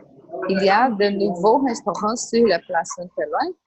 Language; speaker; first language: French; non-native, learner; Portuguese